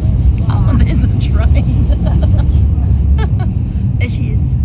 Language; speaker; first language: English; native; English